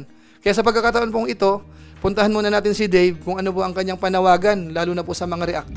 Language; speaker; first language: Filipino; native; Filipino